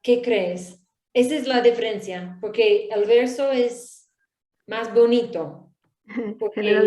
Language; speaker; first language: Spanish; non-native, learner; English